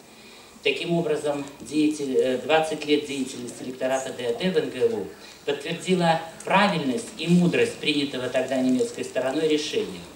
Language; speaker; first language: Russian; native; Russian